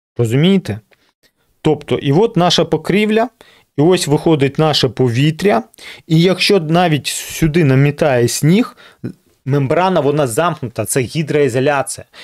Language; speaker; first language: Ukrainian; non-native, local second language; Russian